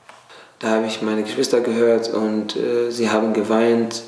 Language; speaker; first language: German; non-native, fluent; Arabic